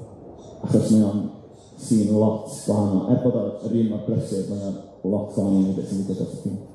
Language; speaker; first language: Welsh; native; Welsh